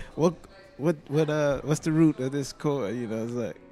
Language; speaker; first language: English; native; English